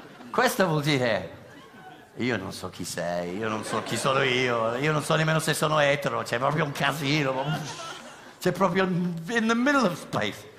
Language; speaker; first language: Italian; non-native, fluent; English